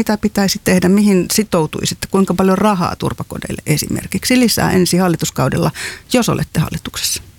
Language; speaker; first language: Finnish; native; Finnish